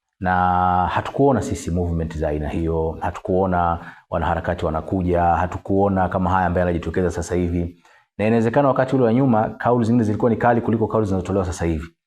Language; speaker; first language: Swahili; native; Swahili